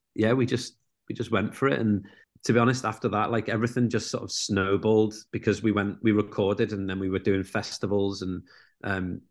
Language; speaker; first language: English; native; English